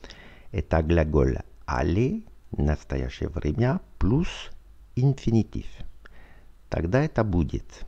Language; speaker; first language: Russian; non-native, learner; French